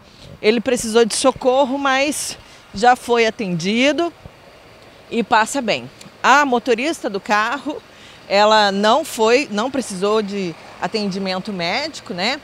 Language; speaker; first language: Portuguese; native; Portuguese